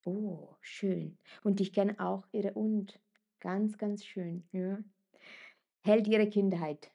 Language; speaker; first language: German; non-native, fluent; Italian